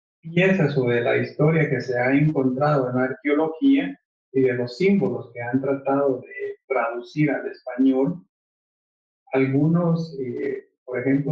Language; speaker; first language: Spanish; native; Spanish